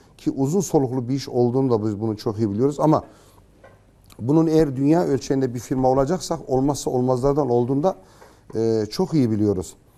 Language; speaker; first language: Turkish; native; Turkish